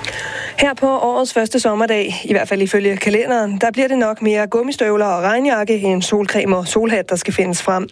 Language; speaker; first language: Danish; native; Danish